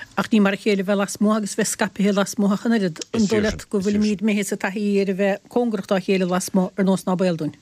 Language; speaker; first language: Irish; native; Irish